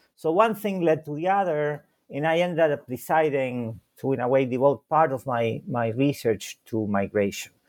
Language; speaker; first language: English; non-native, fluent; Spanish